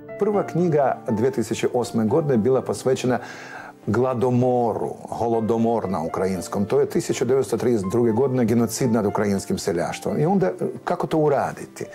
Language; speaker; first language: Croatian; non-native, fluent; Ukrainian